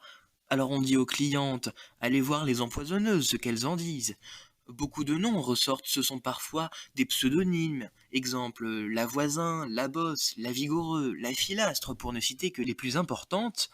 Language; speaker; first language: French; native; French